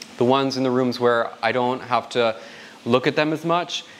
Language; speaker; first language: English; native; English